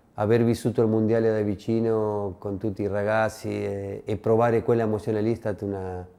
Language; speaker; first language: Italian; non-native, fluent; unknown